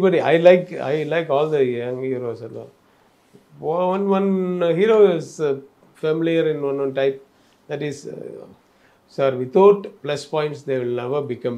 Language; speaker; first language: Telugu; non-native, learner; Tamil